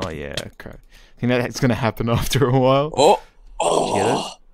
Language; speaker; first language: English; native; English